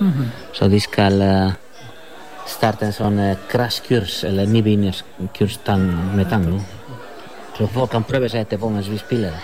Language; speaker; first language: Norwegian; non-native, fluent; Spanish